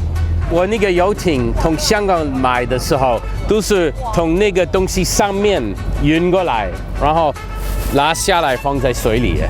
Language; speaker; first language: Chinese; non-native, fluent; English